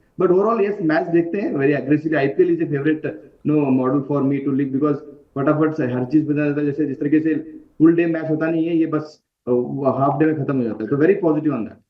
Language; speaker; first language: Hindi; non-native, local second language; Kannada